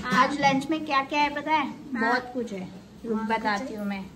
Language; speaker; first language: Hindi; non-native, local second language; Marathi